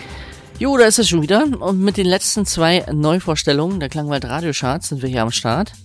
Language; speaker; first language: German; native; German